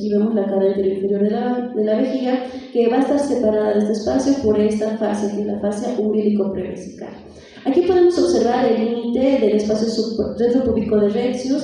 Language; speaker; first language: Spanish; native; Spanish